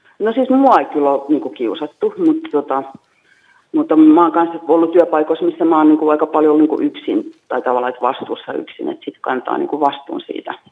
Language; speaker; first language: Finnish; native; Finnish